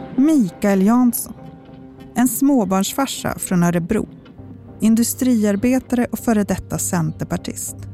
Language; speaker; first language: Swedish; native; Swedish